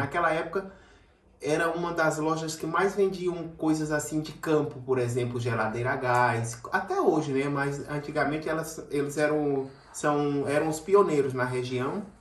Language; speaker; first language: Portuguese; native; Portuguese